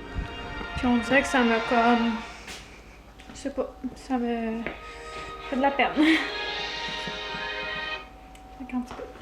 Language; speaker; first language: French; native; French